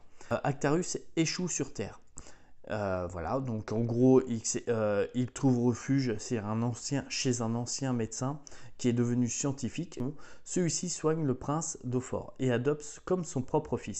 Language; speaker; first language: French; native; French